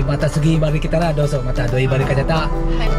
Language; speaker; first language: Japanese; non-native, fluent; Balinese